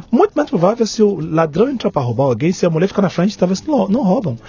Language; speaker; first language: Portuguese; non-native, fluent; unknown